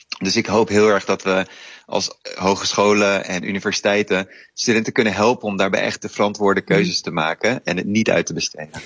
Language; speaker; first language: Dutch; native; Dutch